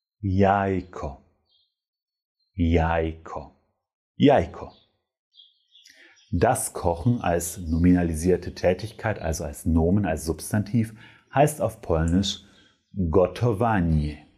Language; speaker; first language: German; non-native, fluent; Polish